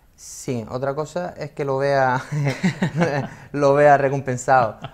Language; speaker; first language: Spanish; native; Spanish